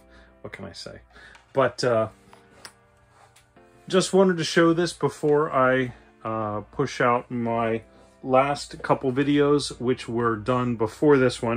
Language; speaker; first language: English; native; English